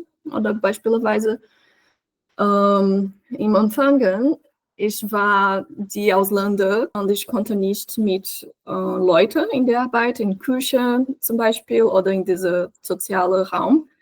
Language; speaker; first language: German; non-native, fluent; Portuguese